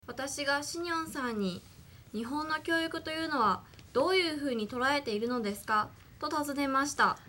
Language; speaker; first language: Japanese; native; Japanese